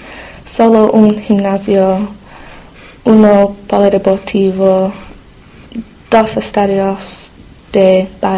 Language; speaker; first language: Spanish; non-native, learner; English